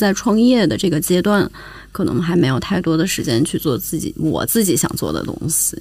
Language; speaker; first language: Chinese; native; Chinese